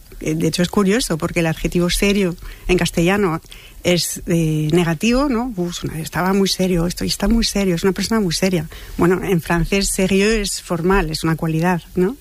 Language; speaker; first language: Spanish; non-native, fluent; French